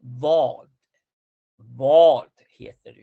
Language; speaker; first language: Swedish; non-native, fluent; Spanish